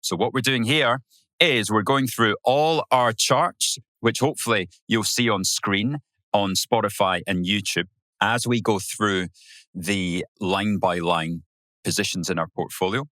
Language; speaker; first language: English; native; English